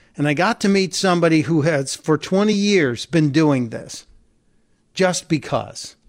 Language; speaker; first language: English; native; English